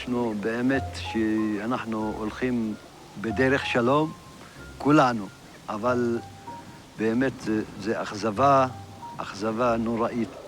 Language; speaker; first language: Hebrew; non-native, local second language; Arabic